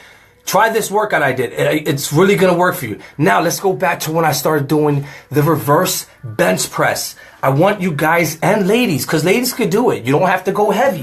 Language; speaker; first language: English; native; English